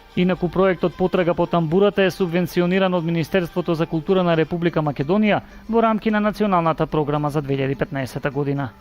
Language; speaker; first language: Macedonian; native; Macedonian